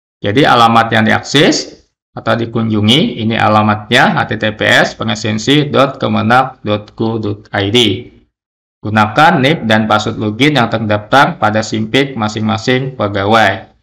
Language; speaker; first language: Indonesian; native; Indonesian